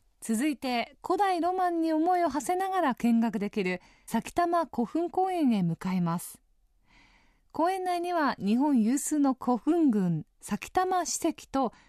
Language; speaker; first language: Japanese; native; Japanese